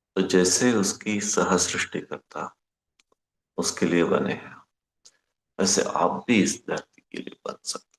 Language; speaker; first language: Hindi; non-native, local second language; Kannada